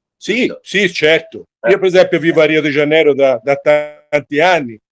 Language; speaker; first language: Italian; native; Italian